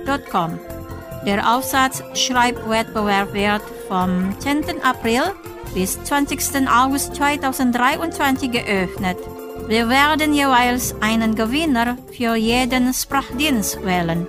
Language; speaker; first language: German; non-native, fluent; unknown